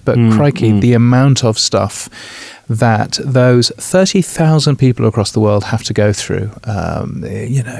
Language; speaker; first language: English; native; English